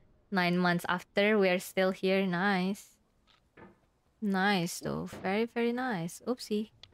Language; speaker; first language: English; non-native, fluent; Indonesian